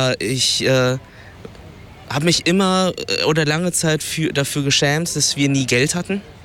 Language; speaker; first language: German; early bilingual, other home language; Vietnamese